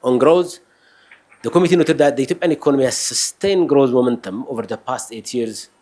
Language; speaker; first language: English; non-native, local second language; Amharic